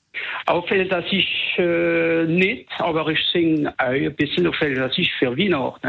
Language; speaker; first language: German; non-native, local second language; French